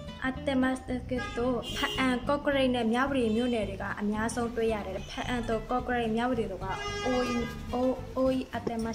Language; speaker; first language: Japanese; non-native, learner; Burmese